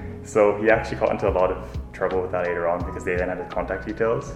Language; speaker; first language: English; native; English